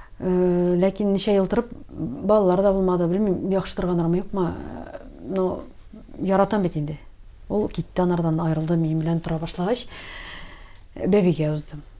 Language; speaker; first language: Tatar; native; Tatar